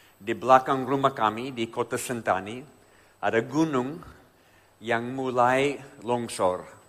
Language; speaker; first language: Indonesian; non-native, fluent; English